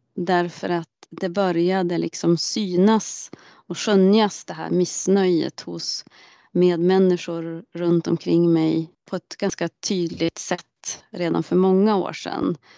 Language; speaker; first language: Swedish; native; Swedish